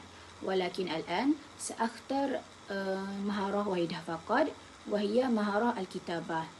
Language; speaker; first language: Arabic; non-native, learner; Malay